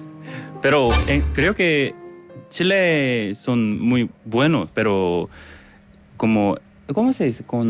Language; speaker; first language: Spanish; non-native, learner; Korean